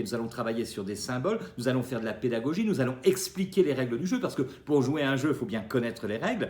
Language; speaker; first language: French; native; French